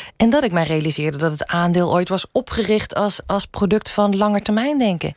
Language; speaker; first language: Dutch; non-native, local second language; Limburgish